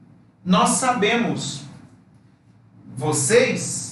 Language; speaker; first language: Portuguese; non-native, fluent; Spanish